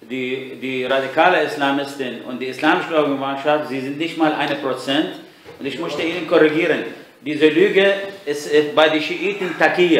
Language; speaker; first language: German; non-native, fluent; Arabic